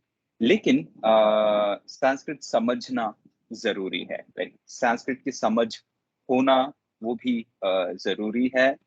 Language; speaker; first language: Hindi; non-native, local second language; Telugu